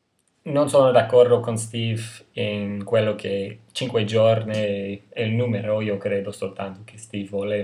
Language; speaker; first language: Italian; non-native, fluent; English